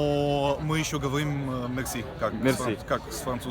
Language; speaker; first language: Russian; early bilingual, other home language; Bulgarian